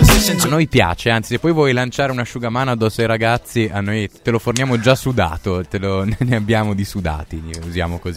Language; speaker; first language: Italian; native; Italian